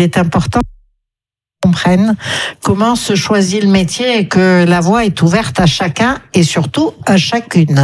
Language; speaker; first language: French; native; French